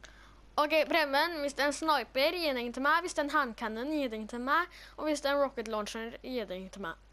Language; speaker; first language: Norwegian; native; Norwegian